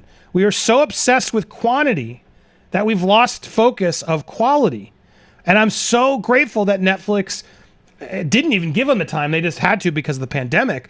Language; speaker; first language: English; native; English